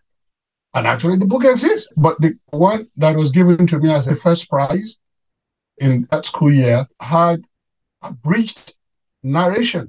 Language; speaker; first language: English; non-native, local second language; Yoruba